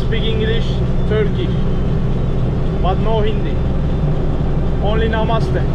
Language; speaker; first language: English; non-native, learner; Turkish